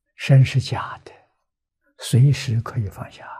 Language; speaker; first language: Chinese; native; Chinese